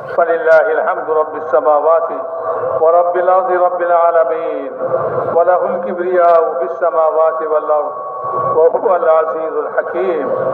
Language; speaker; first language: Arabic; non-native, fluent; Bangla